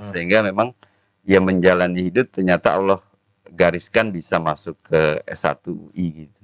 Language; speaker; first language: Indonesian; native; Indonesian